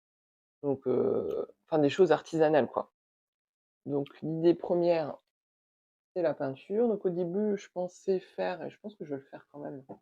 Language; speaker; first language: French; native; French